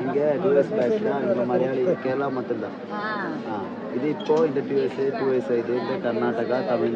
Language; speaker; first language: Tamil; non-native, learner; Malayalam